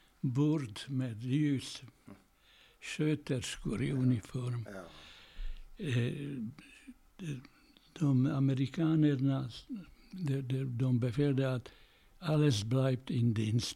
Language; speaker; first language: Swedish; non-native, fluent; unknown